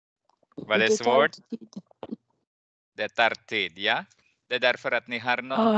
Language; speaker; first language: Swedish; non-native, fluent; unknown